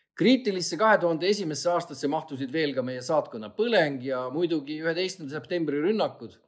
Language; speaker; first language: Estonian; native; Estonian